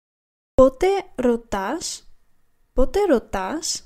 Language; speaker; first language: Greek; non-native, learner; English